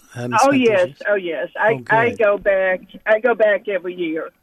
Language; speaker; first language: English; non-native, fluent; Swedish